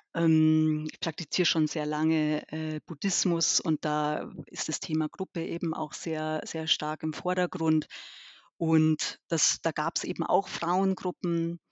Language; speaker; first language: German; early bilingual, other home language; Albanian